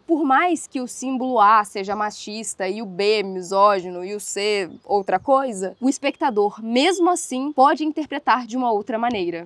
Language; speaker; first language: Portuguese; native; Portuguese